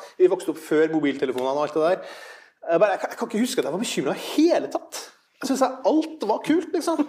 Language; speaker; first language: Norwegian; native; Norwegian